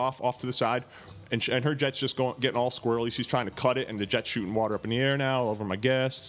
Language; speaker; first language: English; native; English